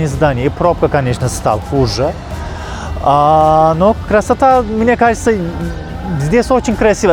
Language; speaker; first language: Russian; non-native, fluent; Turkish